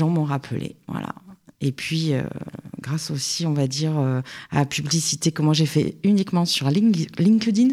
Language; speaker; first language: French; native; French